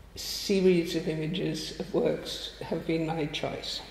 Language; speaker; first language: English; native; English